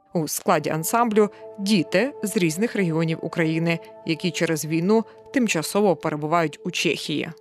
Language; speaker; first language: Ukrainian; native; Ukrainian